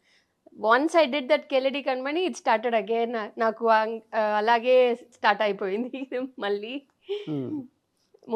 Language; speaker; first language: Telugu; non-native, fluent; Tamil